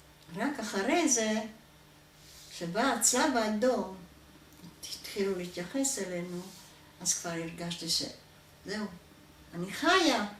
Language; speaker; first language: Hebrew; non-native, fluent; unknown